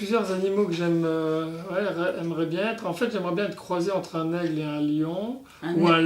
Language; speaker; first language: French; native; French